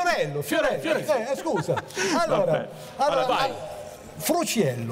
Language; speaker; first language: Italian; native; Italian